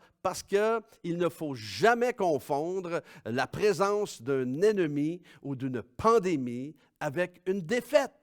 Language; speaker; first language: French; native; French